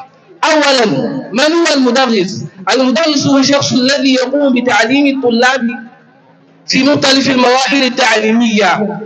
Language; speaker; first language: Arabic; non-native, learner; Hausa